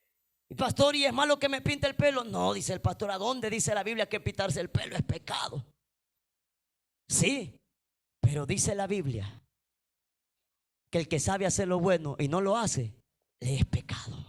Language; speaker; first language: Spanish; native; Spanish